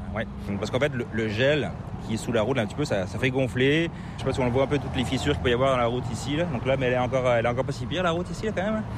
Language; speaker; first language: French; native; French